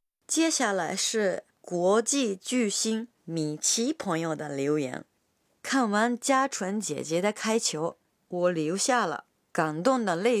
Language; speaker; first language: Chinese; non-native, fluent; Japanese